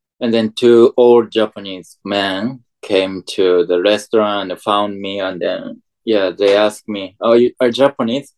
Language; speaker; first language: English; non-native, fluent; Japanese